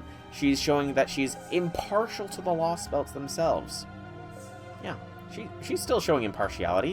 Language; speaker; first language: English; native; English